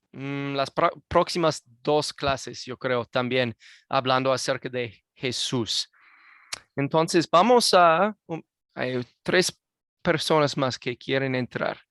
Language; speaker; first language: Spanish; non-native, fluent; English